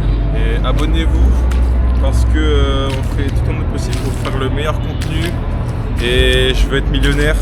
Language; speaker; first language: French; native; French